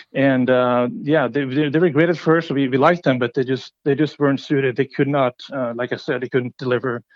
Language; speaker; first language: English; non-native, fluent; Norwegian